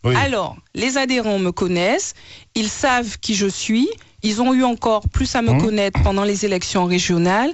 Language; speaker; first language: French; native; French